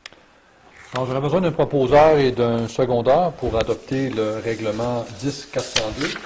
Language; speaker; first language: French; native; French